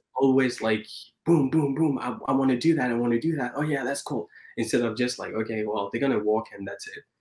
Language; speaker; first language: English; non-native, fluent; French